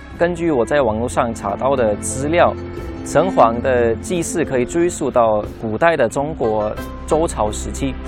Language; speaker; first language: Chinese; non-native, fluent; German